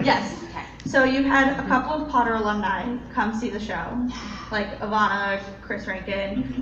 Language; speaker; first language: English; native; English